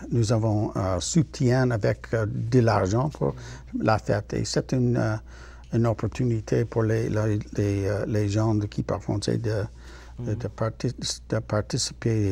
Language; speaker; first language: French; non-native, learner; English